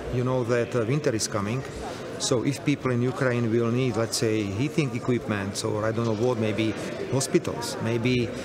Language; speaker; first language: English; non-native, fluent; Slovak